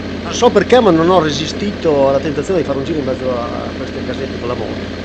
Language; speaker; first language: Italian; native; Italian